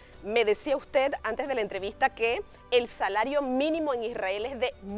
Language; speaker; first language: Spanish; native; Spanish